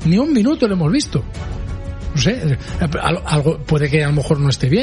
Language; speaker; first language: Spanish; native; Spanish